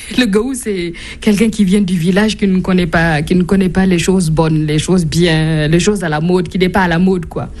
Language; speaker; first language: French; non-native, local second language; Mossi